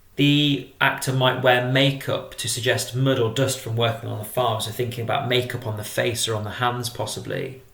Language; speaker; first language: English; native; English